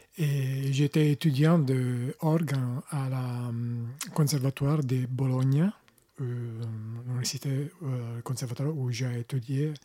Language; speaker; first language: French; non-native, learner; Italian